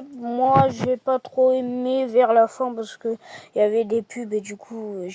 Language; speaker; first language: French; native; French